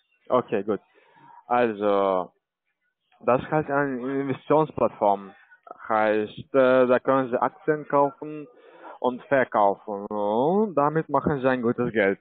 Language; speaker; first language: German; non-native, learner; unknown